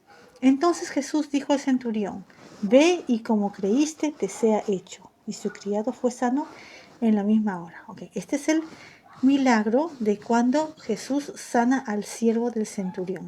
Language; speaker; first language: Spanish; native; Spanish